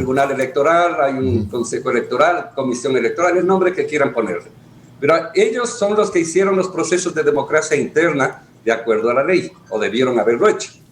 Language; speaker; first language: Spanish; native; Spanish